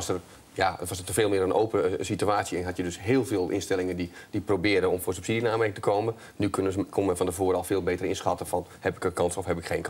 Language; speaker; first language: Dutch; native; Dutch